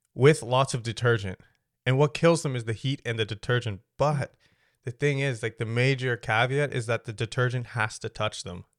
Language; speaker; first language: English; native; English